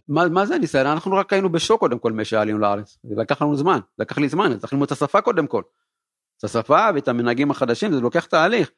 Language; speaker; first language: Hebrew; early bilingual, other home language; Amharic